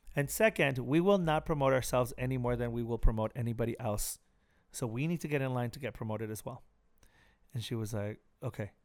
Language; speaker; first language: English; early bilingual, other home language; Spanish